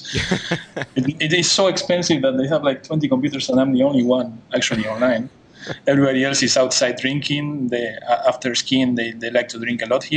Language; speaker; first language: English; non-native, fluent; Spanish